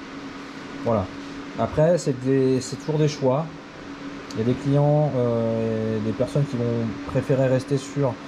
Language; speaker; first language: French; native; French